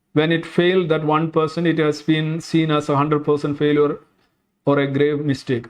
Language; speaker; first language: English; non-native, local second language; Malayalam